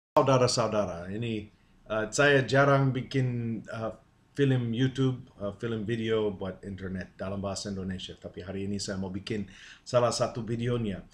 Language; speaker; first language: Indonesian; non-native, fluent; English